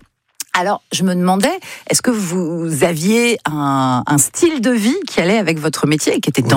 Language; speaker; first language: French; native; French